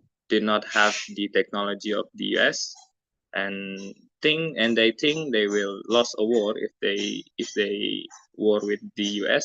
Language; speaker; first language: English; non-native, learner; Indonesian